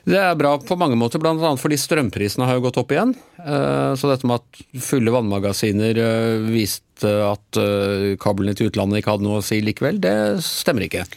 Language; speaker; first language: Norwegian; native; Norwegian